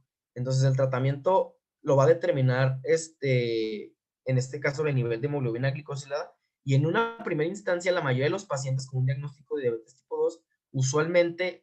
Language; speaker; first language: Spanish; native; Spanish